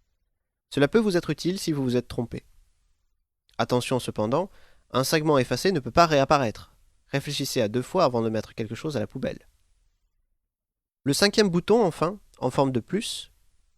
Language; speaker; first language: French; native; French